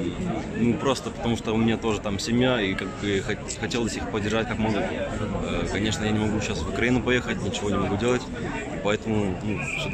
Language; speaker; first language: Russian; early bilingual, heritage; French